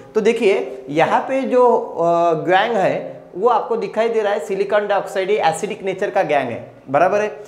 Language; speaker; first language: Hindi; non-native, local second language; Marathi